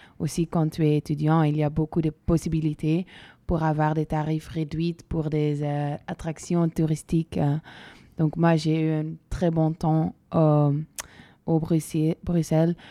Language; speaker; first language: French; non-native, local second language; Dutch